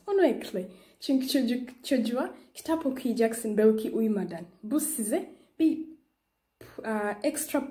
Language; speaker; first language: Turkish; non-native, learner; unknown